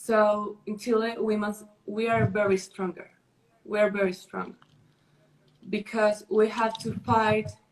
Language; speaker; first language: English; non-native, learner; Spanish